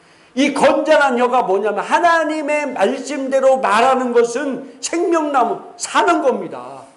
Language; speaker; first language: Korean; native; Korean